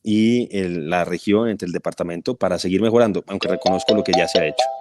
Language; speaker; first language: Spanish; native; Spanish